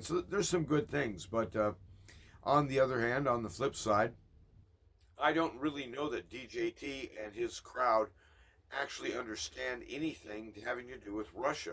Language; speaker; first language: English; native; English